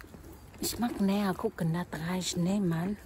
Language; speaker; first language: German; non-native, learner; Vietnamese